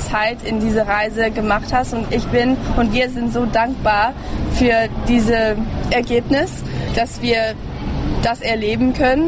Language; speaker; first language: German; early bilingual, heritage; German